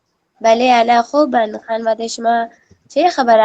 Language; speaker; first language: Persian; non-native, learner; Urdu